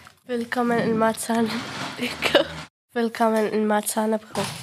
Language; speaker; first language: German; non-native, learner; Arabic